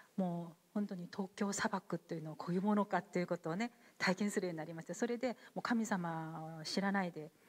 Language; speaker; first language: Japanese; non-native, fluent; Korean